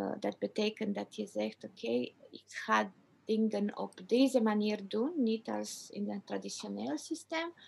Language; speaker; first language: Dutch; non-native, fluent; Romanian